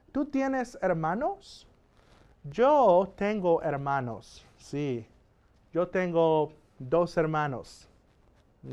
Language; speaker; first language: Spanish; non-native, fluent; English